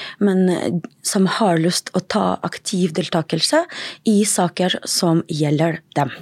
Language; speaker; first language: Norwegian; non-native, fluent; Russian